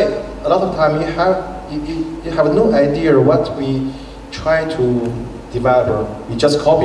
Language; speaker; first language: English; non-native, fluent; Chinese